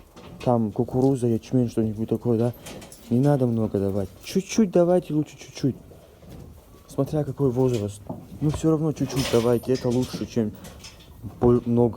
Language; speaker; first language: Russian; non-native, local second language; Ossetic